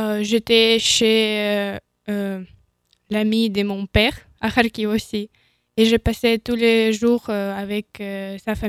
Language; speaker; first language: French; non-native, learner; Ukrainian